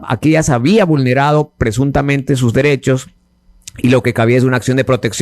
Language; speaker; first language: Spanish; native; Spanish